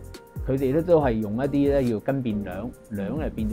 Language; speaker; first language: Cantonese; native; Cantonese